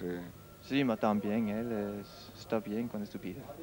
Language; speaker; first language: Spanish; non-native, learner; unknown